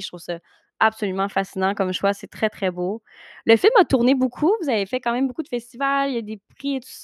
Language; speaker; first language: French; native; French